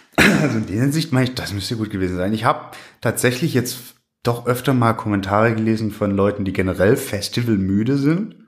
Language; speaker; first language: German; native; German